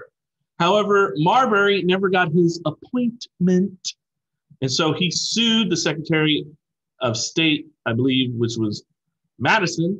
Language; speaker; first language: English; native; English